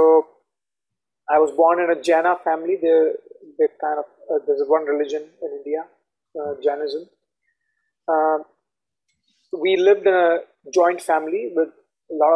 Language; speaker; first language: English; non-native, local second language; Hindi